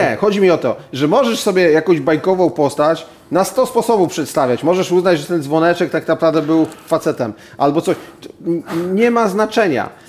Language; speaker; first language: Polish; native; Polish